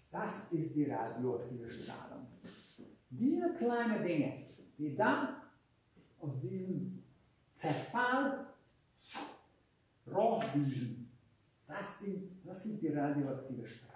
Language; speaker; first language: German; non-native, fluent; Hungarian